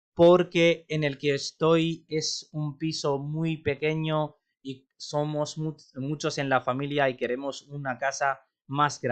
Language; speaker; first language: Spanish; non-native, fluent; Urdu